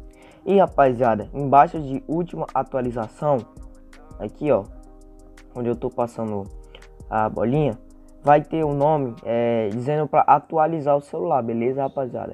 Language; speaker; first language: Portuguese; native; Portuguese